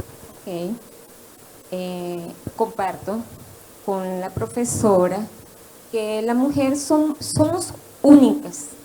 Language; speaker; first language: Portuguese; non-native, learner; Spanish